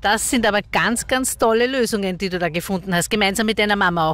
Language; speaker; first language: German; native; German